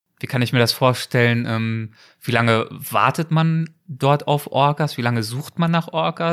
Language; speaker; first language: German; native; German